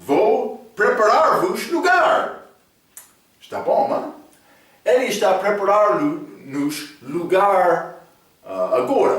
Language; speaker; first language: Portuguese; non-native, fluent; English